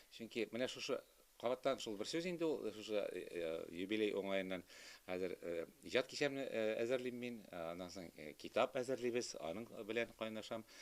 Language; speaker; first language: Tatar; native; Tatar